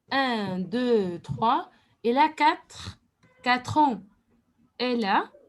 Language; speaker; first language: French; non-native, fluent; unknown